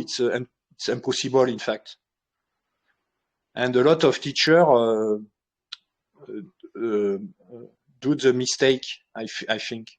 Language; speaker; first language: English; non-native, learner; French